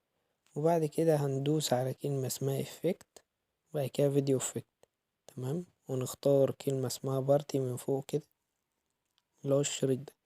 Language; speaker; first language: Arabic; native; Arabic